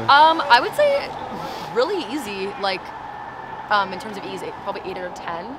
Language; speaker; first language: English; native; English